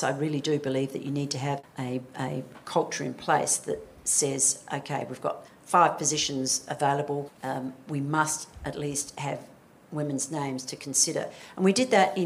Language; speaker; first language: English; native; English